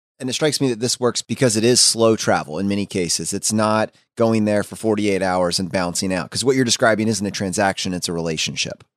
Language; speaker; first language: English; native; English